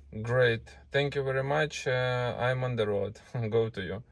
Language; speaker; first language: English; non-native, learner; Ukrainian